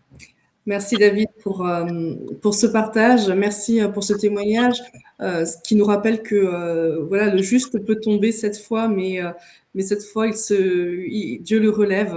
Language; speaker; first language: French; native; French